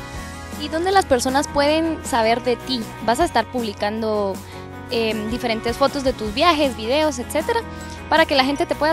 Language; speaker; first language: Spanish; native; Spanish